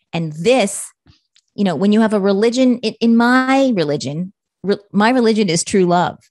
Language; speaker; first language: English; native; English